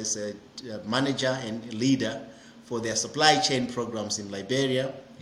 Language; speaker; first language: English; non-native, local second language; Shona